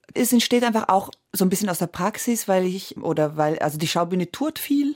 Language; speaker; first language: German; early bilingual, other home language; Italian